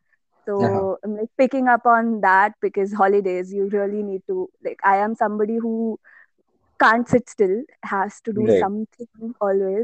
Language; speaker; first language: English; non-native, local second language; Malayalam